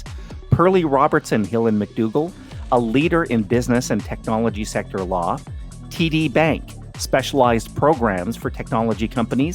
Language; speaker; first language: English; native; English